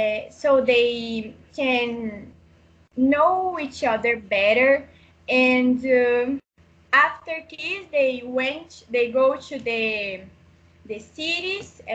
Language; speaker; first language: English; non-native, learner; Portuguese